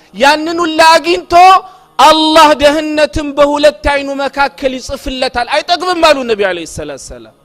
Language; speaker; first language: Amharic; non-native, local second language; Oromo